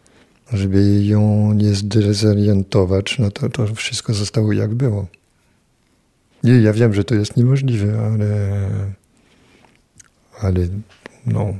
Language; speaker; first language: Polish; non-native, fluent; French